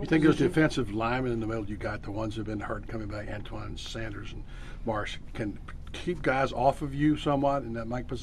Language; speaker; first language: English; native; English